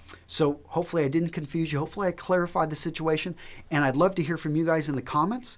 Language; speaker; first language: English; native; English